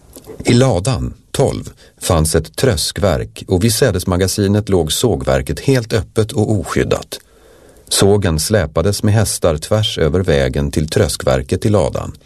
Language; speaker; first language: Swedish; native; Swedish